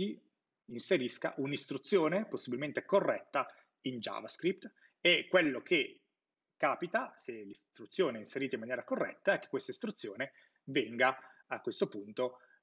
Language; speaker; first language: Italian; native; Italian